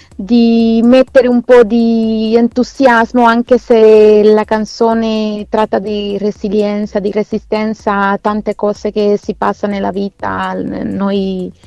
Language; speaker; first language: Italian; non-native, fluent; Spanish